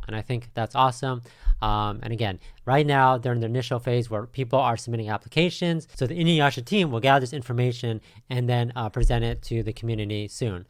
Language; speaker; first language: English; native; English